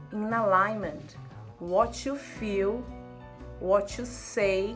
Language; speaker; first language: English; non-native, fluent; Portuguese